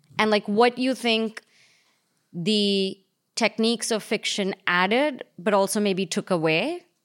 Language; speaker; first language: English; native; English